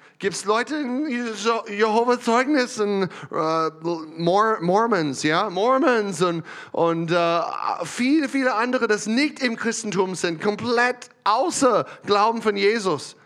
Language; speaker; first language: German; non-native, learner; English